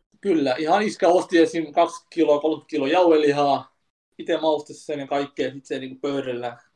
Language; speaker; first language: Finnish; early bilingual, other home language; Kurdish